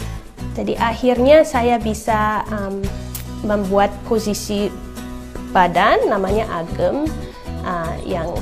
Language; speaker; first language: Indonesian; non-native, fluent; English